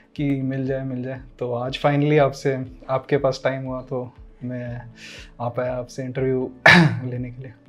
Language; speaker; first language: Hindi; native; Hindi